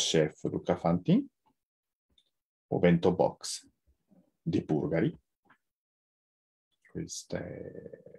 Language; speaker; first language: Italian; non-native, fluent; Japanese